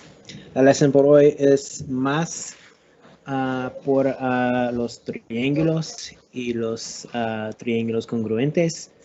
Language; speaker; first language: Spanish; non-native, learner; English